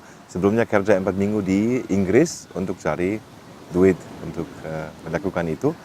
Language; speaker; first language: Indonesian; non-native, fluent; German